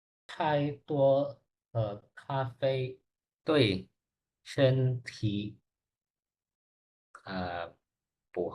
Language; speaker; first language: Chinese; non-native, learner; Indonesian